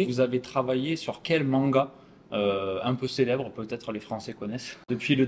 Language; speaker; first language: French; native; French